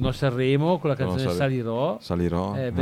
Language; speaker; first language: Italian; native; Italian